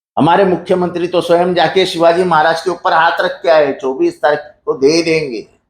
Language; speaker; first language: Hindi; native; Hindi